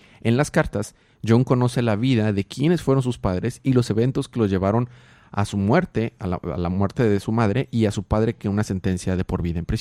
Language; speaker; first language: Spanish; native; Spanish